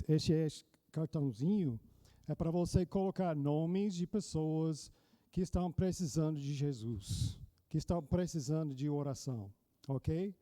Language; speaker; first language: Portuguese; non-native, fluent; English